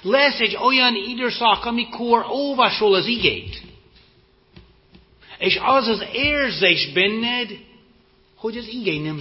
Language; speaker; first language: Hungarian; non-native, fluent; English